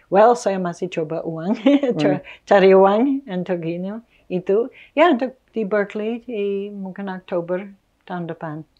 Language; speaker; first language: Indonesian; non-native, fluent; English